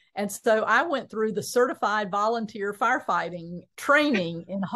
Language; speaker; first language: English; native; English